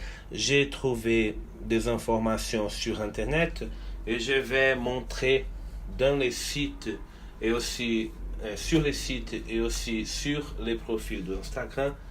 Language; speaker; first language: French; non-native, fluent; Portuguese